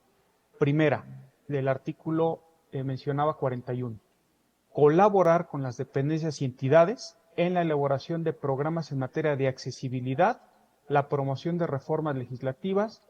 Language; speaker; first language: Spanish; native; Spanish